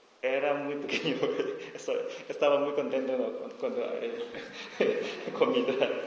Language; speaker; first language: Spanish; non-native, learner; S'gaw Karen